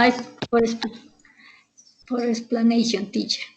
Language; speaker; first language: English; non-native, learner; Spanish